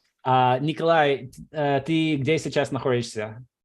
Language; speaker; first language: Russian; non-native, fluent; English